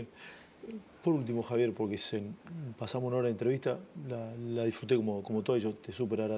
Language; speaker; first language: Spanish; native; Spanish